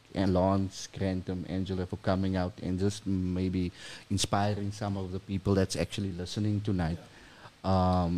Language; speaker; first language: English; non-native, local second language; Afrikaans